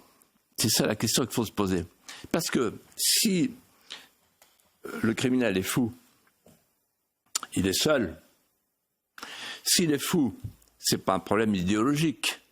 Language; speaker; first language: French; native; French